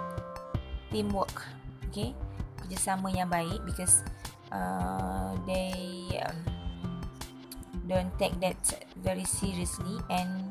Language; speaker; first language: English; non-native, learner; Malay